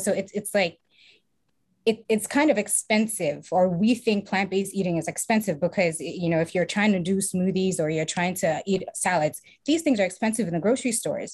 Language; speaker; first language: English; non-native, local second language; Akan